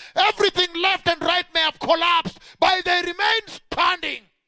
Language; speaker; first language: English; non-native, local second language; Luo (Kenya and Tanzania)